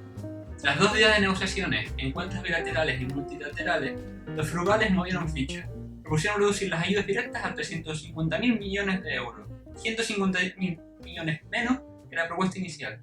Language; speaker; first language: Spanish; native; Spanish